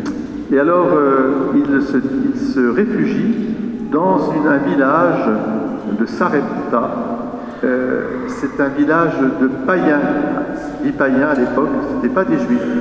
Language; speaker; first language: French; native; French